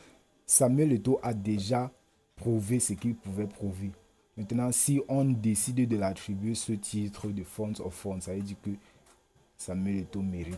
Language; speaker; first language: French; native; French